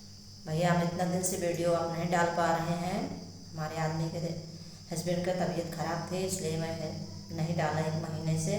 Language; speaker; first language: Hindi; non-native, local second language; Awadhi